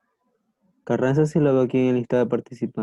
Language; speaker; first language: Spanish; native; Spanish